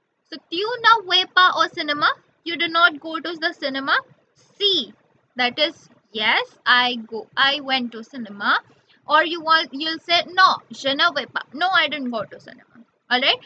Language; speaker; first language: English; non-native, local second language; Hindi